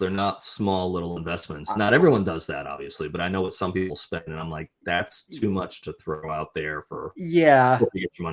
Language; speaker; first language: English; native; English